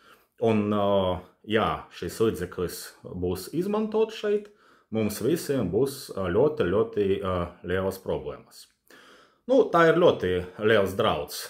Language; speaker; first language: Latvian; non-native, fluent; Russian